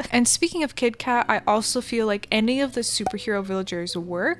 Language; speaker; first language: English; native; English